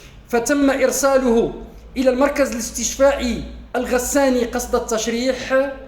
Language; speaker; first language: Arabic; native; Arabic